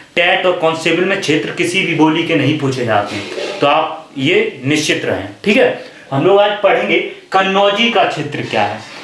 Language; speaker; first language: Hindi; native; Hindi